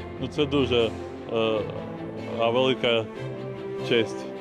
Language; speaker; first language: Ukrainian; non-native, local second language; Russian